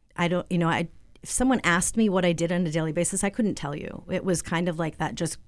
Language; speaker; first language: English; native; English